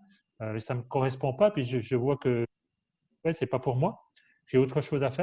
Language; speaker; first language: French; native; French